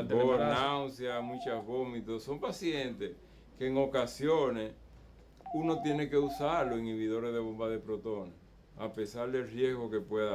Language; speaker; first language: Spanish; native; Spanish